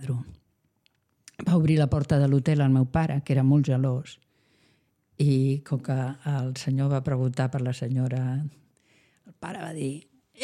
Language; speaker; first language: Catalan; non-native, local second language; Spanish